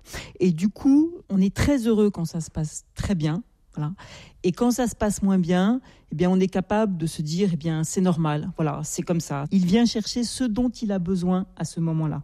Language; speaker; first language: French; native; French